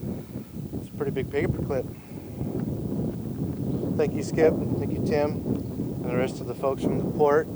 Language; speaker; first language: English; native; English